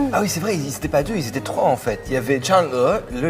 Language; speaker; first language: French; native; French